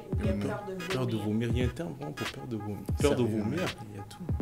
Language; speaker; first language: French; native; French